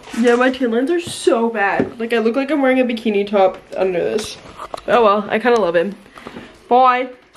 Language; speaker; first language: English; native; English